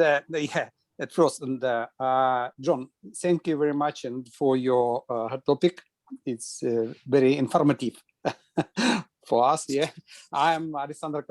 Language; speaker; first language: English; non-native, learner; Russian